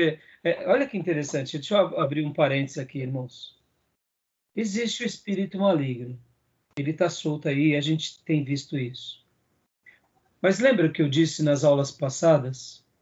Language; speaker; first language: Portuguese; native; Portuguese